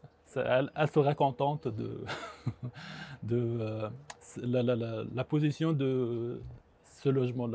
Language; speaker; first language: French; non-native, local second language; Arabic